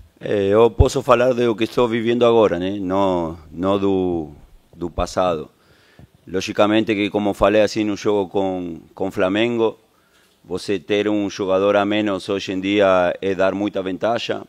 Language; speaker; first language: Portuguese; non-native, fluent; Spanish